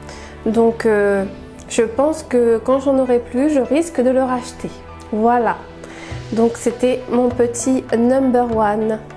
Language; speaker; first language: French; native; French